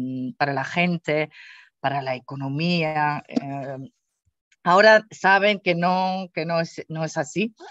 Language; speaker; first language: Spanish; non-native, fluent; Dutch